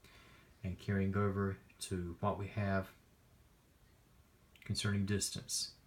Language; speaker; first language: English; native; English